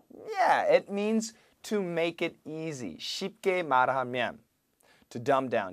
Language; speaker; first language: English; native; English